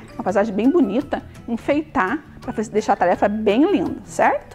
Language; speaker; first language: Portuguese; native; Portuguese